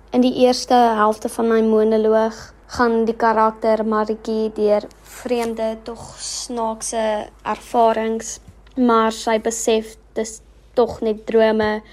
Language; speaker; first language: Afrikaans; non-native, local second language; English